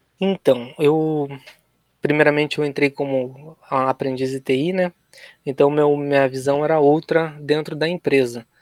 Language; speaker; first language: Portuguese; native; Portuguese